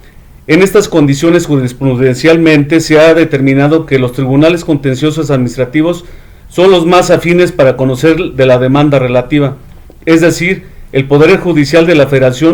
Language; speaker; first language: Spanish; native; Spanish